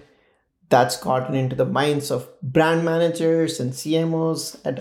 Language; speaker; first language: English; non-native, local second language; Hindi